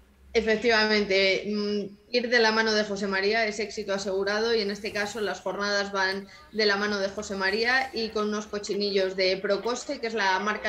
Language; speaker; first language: Spanish; native; Spanish